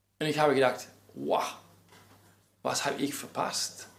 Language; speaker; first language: German; non-native, fluent; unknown